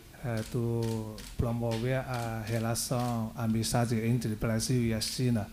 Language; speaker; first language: Portuguese; non-native, learner; Chinese